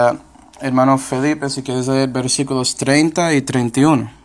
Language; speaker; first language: Spanish; non-native, fluent; English